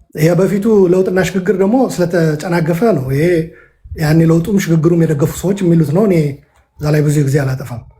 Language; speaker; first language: Amharic; non-native, local second language; Tigrinya